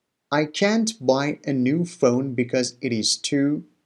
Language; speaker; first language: English; non-native, fluent; Persian